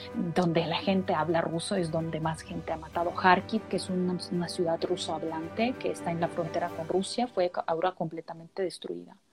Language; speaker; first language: Spanish; non-native, fluent; Russian